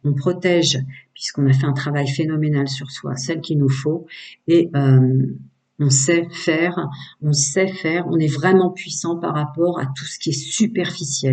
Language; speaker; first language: French; native; French